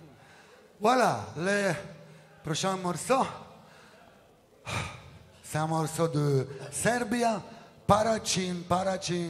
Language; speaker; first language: French; non-native, learner; Italian